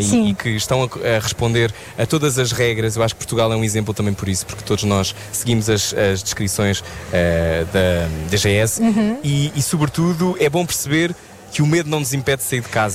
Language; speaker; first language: Portuguese; native; Portuguese